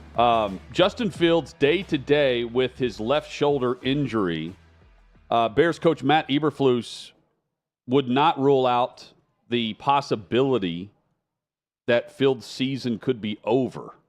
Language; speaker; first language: English; native; English